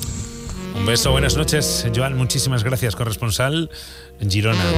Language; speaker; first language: Spanish; native; Spanish